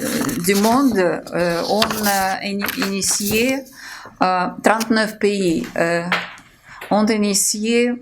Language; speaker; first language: French; non-native, fluent; Ukrainian